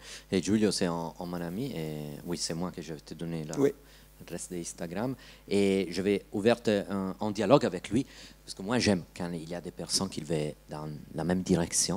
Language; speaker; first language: French; non-native, learner; Italian